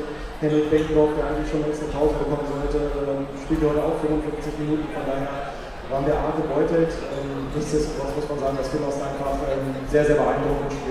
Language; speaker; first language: German; native; German